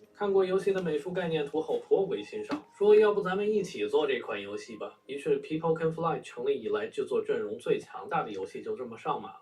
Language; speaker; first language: Chinese; native; Chinese